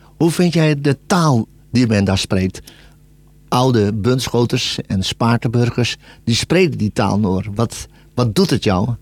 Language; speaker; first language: Dutch; native; Dutch